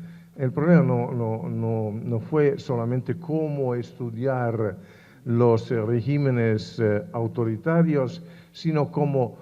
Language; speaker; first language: Spanish; non-native, fluent; Italian